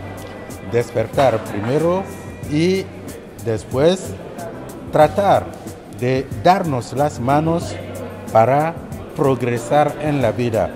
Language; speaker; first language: Spanish; non-native, fluent; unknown